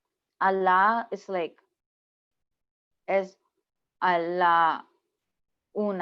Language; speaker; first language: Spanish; non-native, learner; English